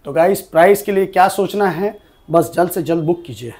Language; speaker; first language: Hindi; non-native, local second language; Bangla